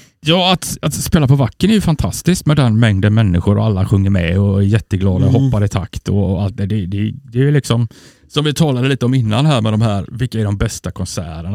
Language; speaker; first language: Swedish; native; Swedish